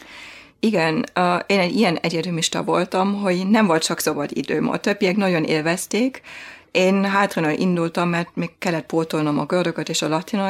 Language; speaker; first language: Hungarian; non-native, fluent; German